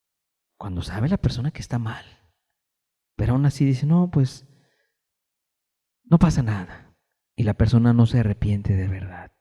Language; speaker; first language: Spanish; native; Spanish